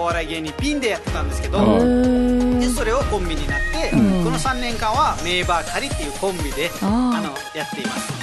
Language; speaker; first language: Japanese; non-native, fluent; Nepali